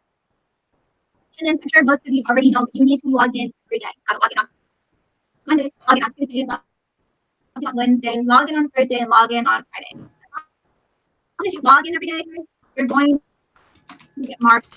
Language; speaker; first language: English; native; English